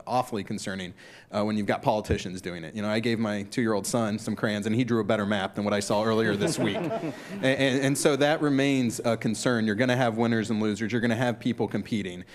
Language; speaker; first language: English; native; English